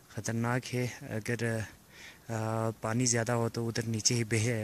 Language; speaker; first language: Urdu; non-native, local second language; Balti